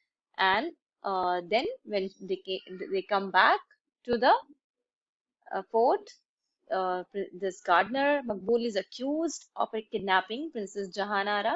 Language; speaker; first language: English; non-native, local second language; Hindi